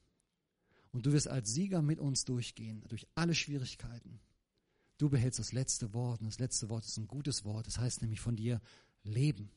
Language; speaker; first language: German; native; German